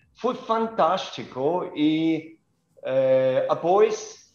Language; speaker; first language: Portuguese; non-native, fluent; German